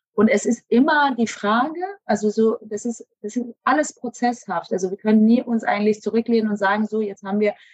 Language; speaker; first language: German; native; German